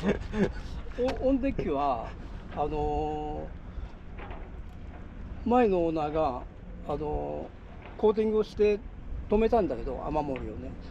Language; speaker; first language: Japanese; native; Japanese